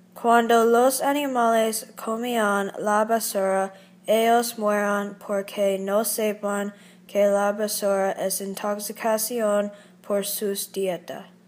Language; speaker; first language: Spanish; non-native, learner; English